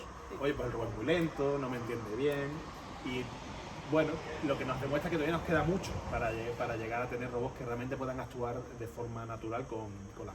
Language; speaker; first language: Spanish; native; Spanish